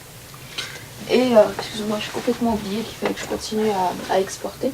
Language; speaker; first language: French; non-native, local second language; Arabic